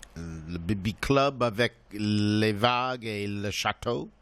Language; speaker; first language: French; non-native, local second language; English